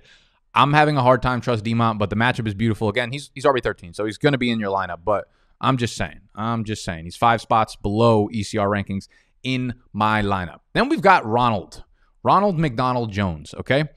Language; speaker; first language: English; native; English